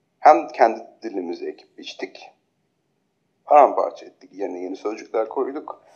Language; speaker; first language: Turkish; native; Turkish